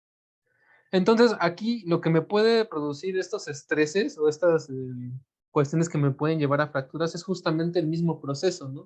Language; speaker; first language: Spanish; native; Spanish